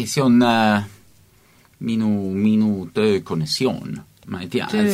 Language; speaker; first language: Estonian; non-native, learner; Italian